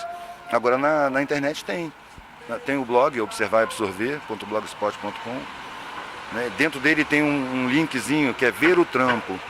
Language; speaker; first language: Portuguese; native; Portuguese